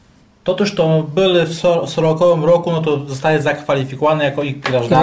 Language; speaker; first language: Polish; non-native, local second language; Rusyn